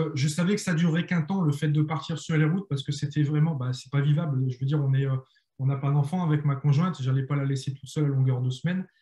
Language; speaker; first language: French; native; French